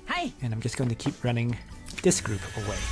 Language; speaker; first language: English; native; English